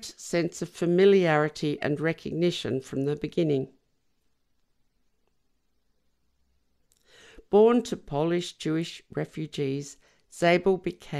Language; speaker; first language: English; non-native, local second language; Yiddish